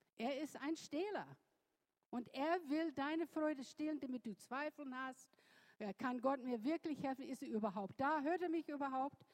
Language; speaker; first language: German; non-native, fluent; English